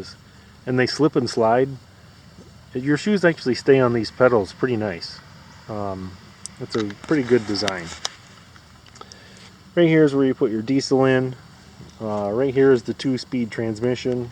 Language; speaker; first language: English; native; English